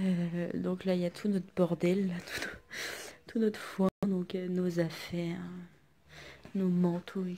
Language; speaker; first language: French; native; French